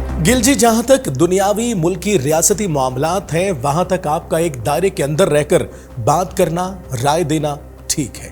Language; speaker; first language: Urdu; native; Urdu